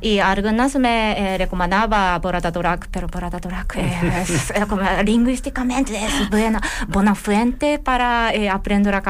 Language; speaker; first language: Catalan; non-native, learner; Japanese